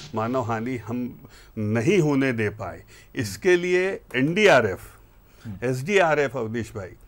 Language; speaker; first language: Hindi; native; Hindi